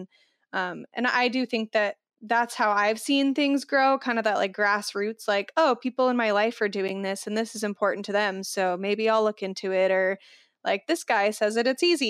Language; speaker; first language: English; native; English